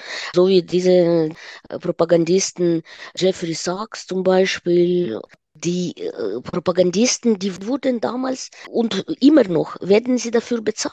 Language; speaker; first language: German; non-native, fluent; Ukrainian